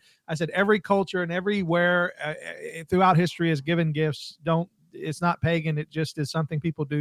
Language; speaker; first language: English; native; English